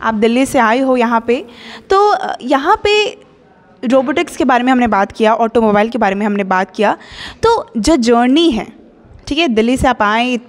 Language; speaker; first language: Hindi; native; Hindi